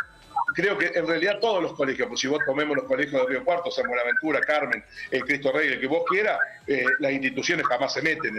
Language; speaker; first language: Spanish; native; Spanish